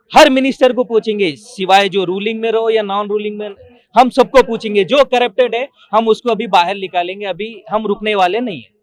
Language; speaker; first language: Hindi; non-native, local second language; Telugu